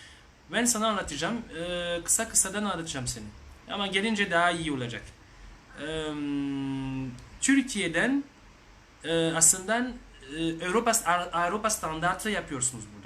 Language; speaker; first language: Turkish; non-native, learner; French